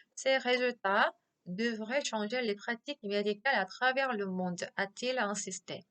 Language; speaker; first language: French; non-native, fluent; Korean